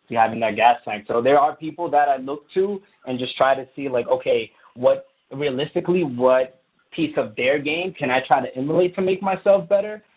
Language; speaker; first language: English; non-native, fluent; Spanish